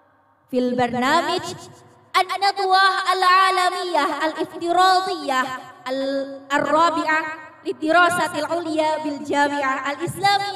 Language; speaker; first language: Arabic; non-native, fluent; Indonesian